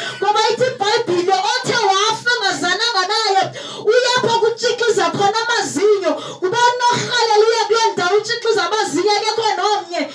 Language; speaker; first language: Zulu; non-native, local second language; Xhosa